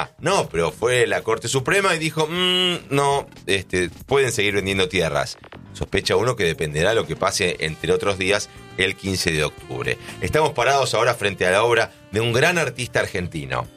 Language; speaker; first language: Spanish; native; Spanish